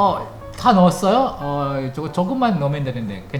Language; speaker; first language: Korean; non-native, fluent; Malay